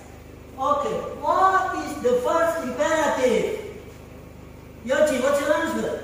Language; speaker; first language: English; non-native, fluent; Indonesian